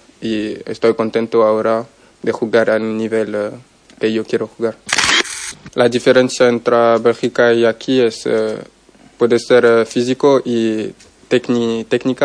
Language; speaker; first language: Spanish; non-native, learner; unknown